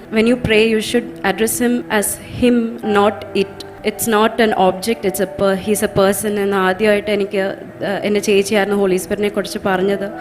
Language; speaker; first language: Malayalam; early bilingual, heritage; Malayalam